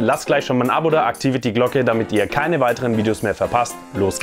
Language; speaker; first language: German; native; German